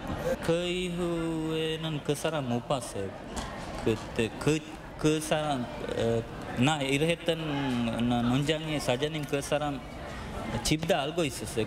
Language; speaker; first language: Korean; non-native, learner; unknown